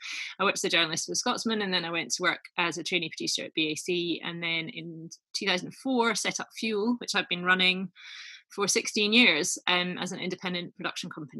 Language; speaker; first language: English; native; English